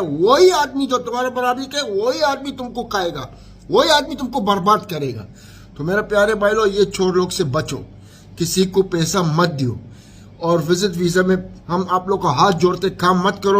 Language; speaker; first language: Hindi; non-native, learner; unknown